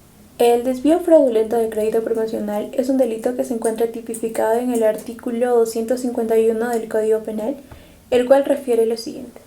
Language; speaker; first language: Spanish; native; Spanish